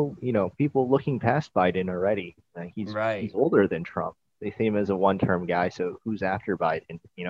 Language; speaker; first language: English; native; English